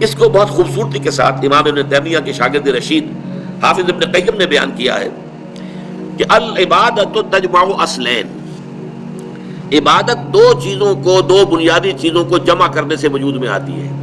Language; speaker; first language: Urdu; native; Urdu